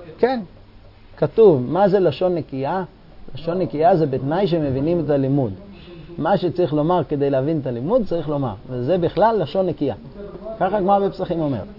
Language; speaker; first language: Hebrew; non-native, fluent; English